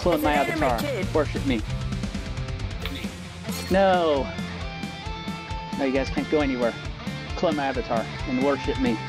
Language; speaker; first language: English; native; English